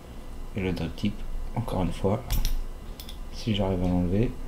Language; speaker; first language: French; native; French